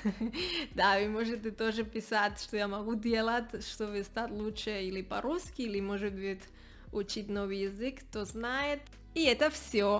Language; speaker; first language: Russian; non-native, learner; Spanish